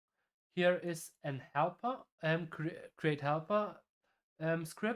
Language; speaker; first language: English; non-native, fluent; German